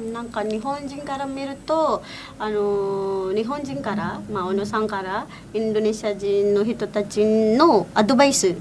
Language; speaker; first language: Japanese; non-native, learner; Indonesian